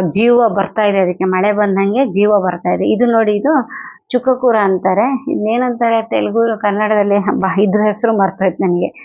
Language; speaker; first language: Kannada; non-native, local second language; Telugu